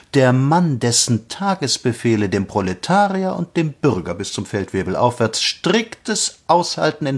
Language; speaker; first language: German; native; German